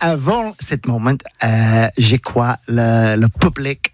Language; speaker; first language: French; non-native, learner; English